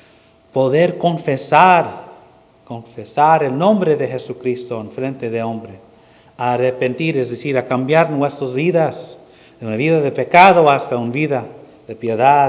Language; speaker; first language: Spanish; non-native, fluent; English